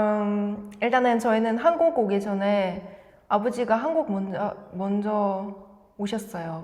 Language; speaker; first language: Korean; non-native, fluent; Russian